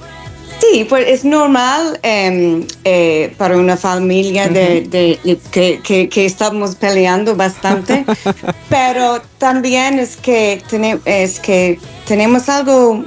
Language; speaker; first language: Spanish; non-native, fluent; English